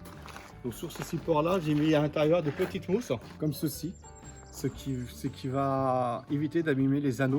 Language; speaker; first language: French; native; French